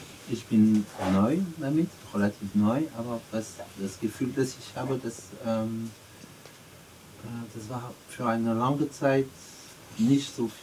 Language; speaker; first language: German; non-native, learner; French